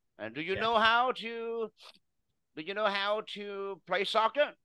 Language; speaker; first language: English; non-native, fluent; Vietnamese